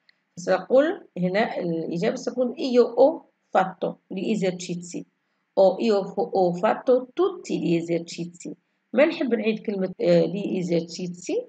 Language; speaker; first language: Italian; non-native, fluent; Arabic